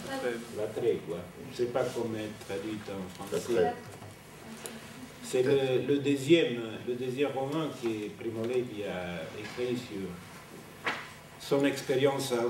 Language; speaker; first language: French; non-native, fluent; Italian